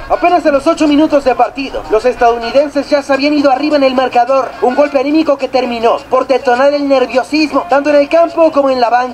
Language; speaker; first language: Spanish; native; Spanish